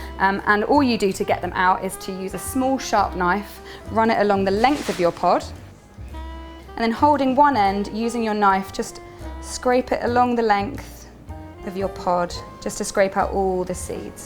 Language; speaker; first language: English; native; English